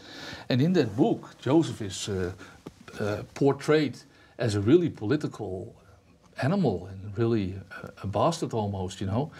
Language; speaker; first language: English; non-native, fluent; Dutch